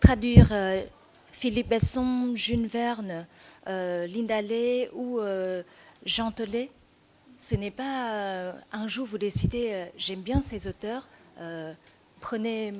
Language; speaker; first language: French; non-native, fluent; Vietnamese